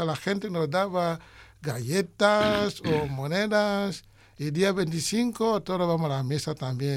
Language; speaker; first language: Spanish; non-native, learner; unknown